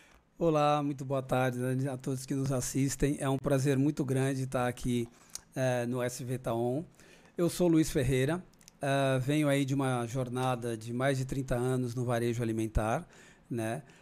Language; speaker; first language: Portuguese; native; Portuguese